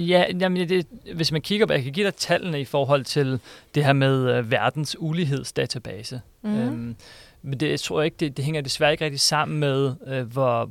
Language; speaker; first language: Danish; native; Danish